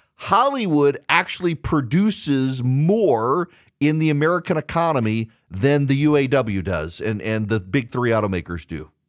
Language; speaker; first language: English; native; English